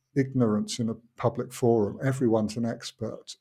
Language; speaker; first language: English; native; English